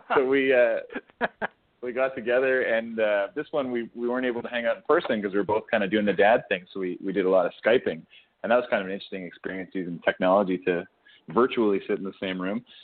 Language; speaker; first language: English; native; English